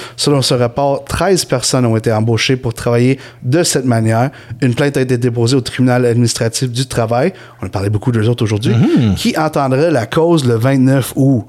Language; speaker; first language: French; native; French